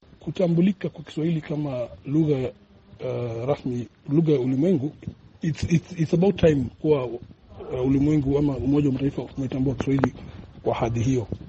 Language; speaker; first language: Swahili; native; Swahili